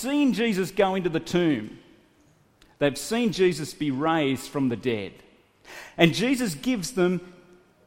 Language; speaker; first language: English; native; English